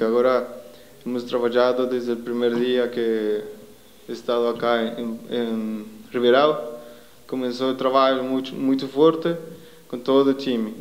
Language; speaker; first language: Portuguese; non-native, learner; Spanish